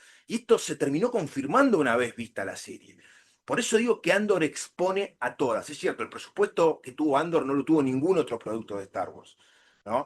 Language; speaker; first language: Spanish; native; Spanish